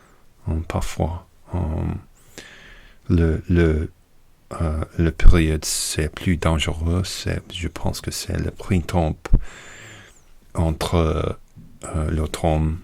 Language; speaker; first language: French; non-native, learner; English